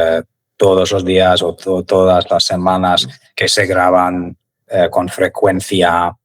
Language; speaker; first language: Spanish; non-native, fluent; English